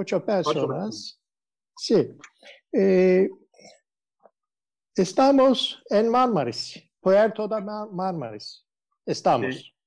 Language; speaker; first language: Spanish; non-native, learner; Turkish